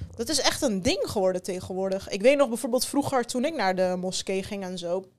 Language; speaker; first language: Dutch; early bilingual, other home language; Turkish